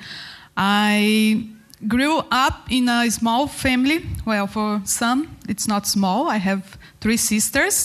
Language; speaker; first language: English; non-native, learner; Portuguese